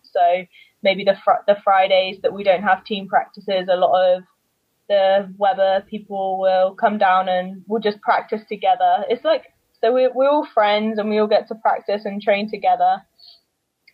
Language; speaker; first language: English; native; English